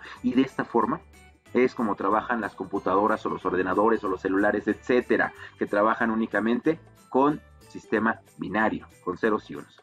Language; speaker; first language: Spanish; native; Spanish